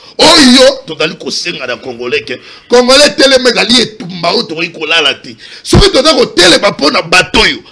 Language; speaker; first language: Lingala; native; Lingala